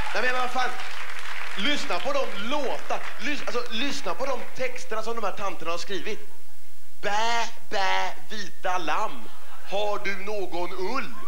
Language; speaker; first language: Swedish; early bilingual, other home language; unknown